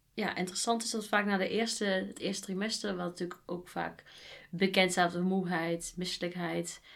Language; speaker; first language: Dutch; native; Dutch